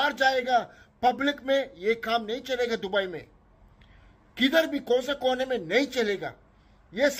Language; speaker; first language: Hindi; non-native, learner; Arabic